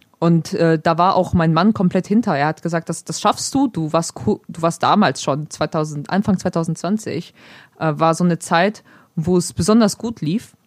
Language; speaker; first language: German; early bilingual, other home language; Polish